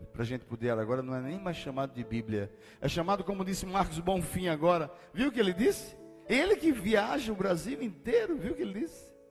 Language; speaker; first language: Portuguese; native; Portuguese